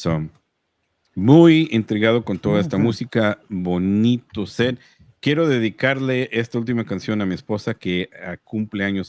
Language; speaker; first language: Spanish; early bilingual, heritage; Spanish